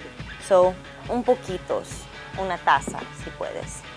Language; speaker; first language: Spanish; early bilingual, heritage; English